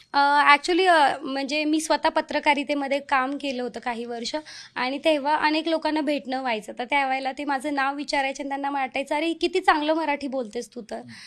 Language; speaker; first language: Marathi; non-native, local second language; Hindi